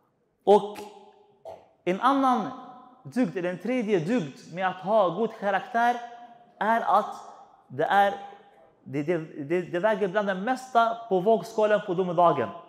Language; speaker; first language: Swedish; non-native, fluent; Arabic